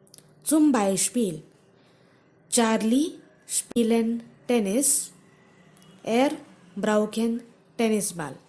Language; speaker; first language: German; non-native, fluent; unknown